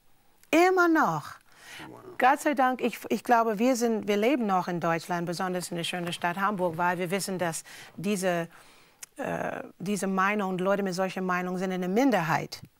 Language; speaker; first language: German; non-native, fluent; English